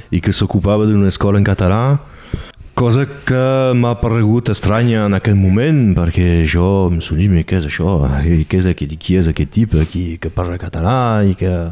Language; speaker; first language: Catalan; non-native, local second language; French